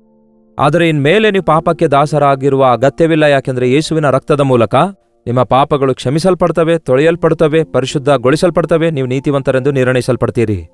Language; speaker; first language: Kannada; native; Kannada